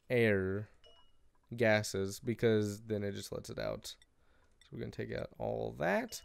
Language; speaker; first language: English; native; English